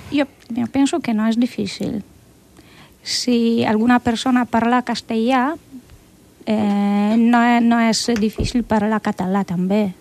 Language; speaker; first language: Catalan; non-native, learner; Polish